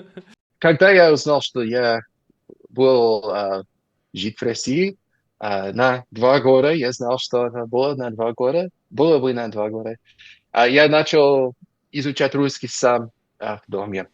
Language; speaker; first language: Russian; non-native, learner; English